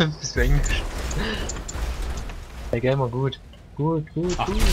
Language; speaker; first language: German; native; German